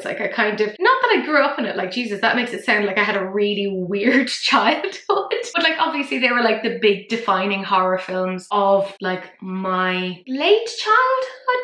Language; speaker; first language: English; native; English